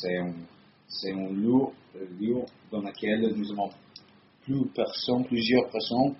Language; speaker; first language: French; non-native, fluent; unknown